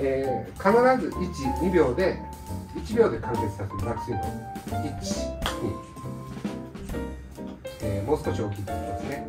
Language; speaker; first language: Japanese; native; Japanese